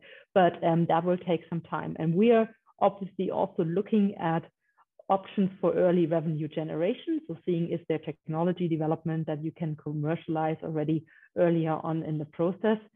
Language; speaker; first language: English; non-native, fluent; German